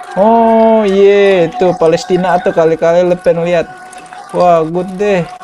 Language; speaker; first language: Indonesian; native; Indonesian